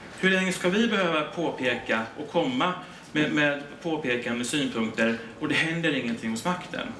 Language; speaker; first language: Swedish; native; Swedish